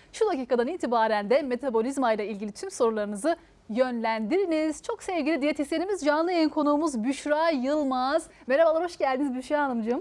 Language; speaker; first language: Turkish; native; Turkish